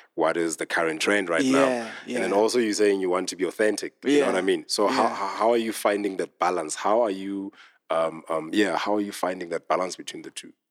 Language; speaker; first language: English; non-native, local second language; Southern Sotho